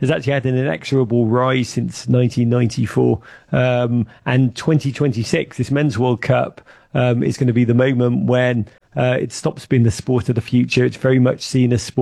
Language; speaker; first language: English; native; English